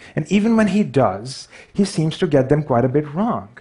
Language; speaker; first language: English; non-native, local second language; Urdu